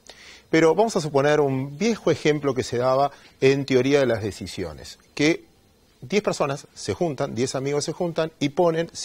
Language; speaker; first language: Spanish; native; Spanish